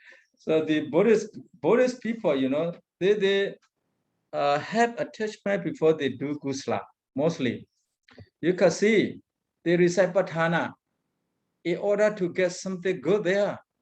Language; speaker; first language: English; non-native, learner; Burmese